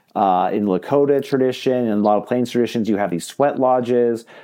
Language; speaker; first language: English; native; English